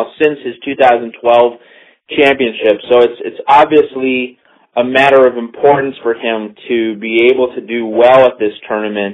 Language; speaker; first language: English; native; English